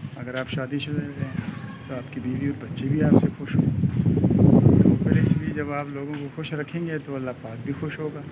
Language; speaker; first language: Urdu; native; Urdu